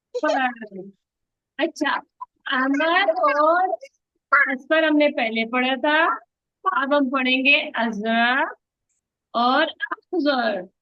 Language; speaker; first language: Urdu; native; Urdu